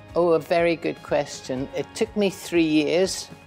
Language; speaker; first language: English; native; English